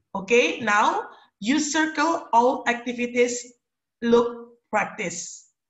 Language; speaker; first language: English; non-native, fluent; Indonesian